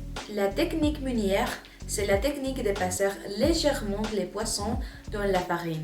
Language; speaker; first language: French; non-native, learner; Spanish